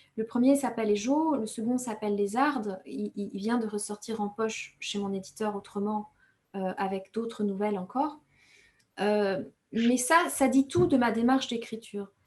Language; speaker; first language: French; non-native, local second language; Kinyarwanda